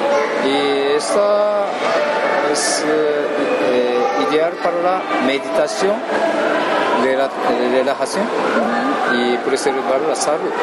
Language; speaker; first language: Spanish; non-native, learner; Japanese